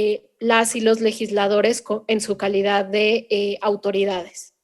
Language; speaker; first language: Spanish; native; Spanish